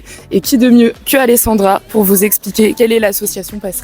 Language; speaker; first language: French; native; French